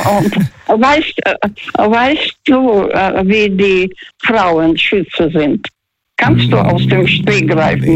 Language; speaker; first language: German; non-native, fluent; Russian